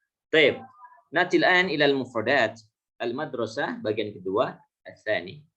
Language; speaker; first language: Arabic; non-native, fluent; Indonesian